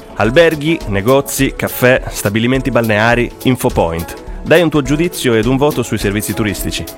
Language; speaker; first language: Italian; native; Italian